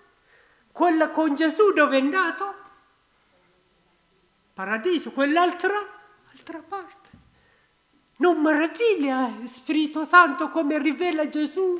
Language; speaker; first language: Italian; non-native, learner; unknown